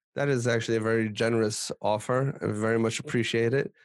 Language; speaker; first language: English; native; English